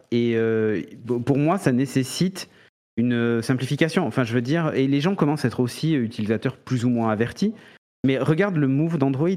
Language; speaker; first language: French; native; French